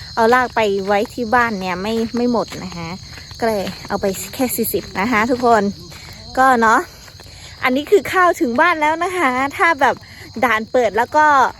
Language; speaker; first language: Thai; non-native, local second language; Shan